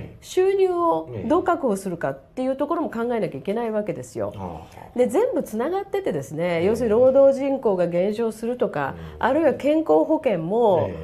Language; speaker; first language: Japanese; native; Japanese